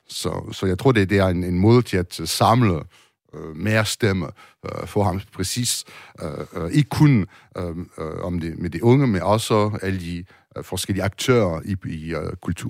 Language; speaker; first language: Danish; non-native, fluent; French